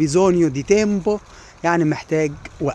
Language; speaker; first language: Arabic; native; Arabic